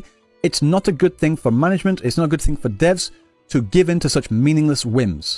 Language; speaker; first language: English; native; English